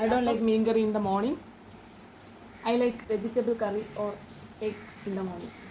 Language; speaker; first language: English; non-native, learner; Malayalam